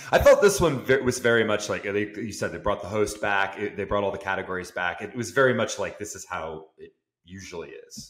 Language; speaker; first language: English; native; English